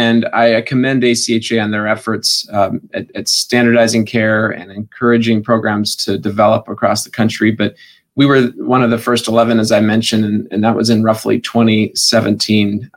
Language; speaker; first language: English; native; English